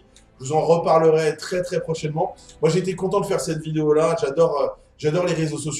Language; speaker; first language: French; native; French